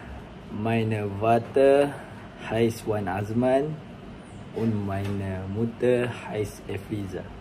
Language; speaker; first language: German; non-native, learner; Malay